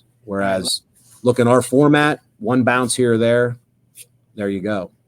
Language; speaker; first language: English; native; English